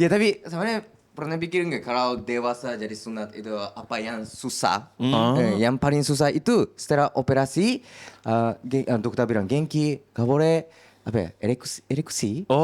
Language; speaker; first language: Indonesian; non-native, learner; Japanese